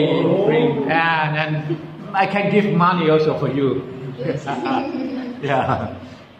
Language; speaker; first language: English; non-native, learner; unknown